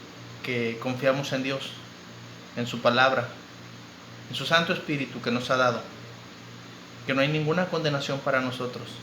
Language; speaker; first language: Spanish; native; Spanish